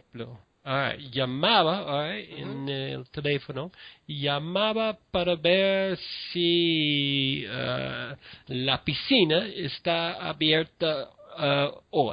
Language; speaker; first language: Spanish; non-native, learner; English